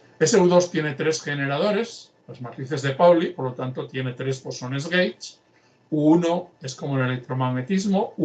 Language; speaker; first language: Spanish; native; Spanish